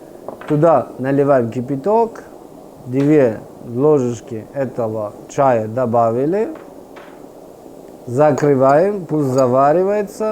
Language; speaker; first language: Russian; non-native, fluent; Persian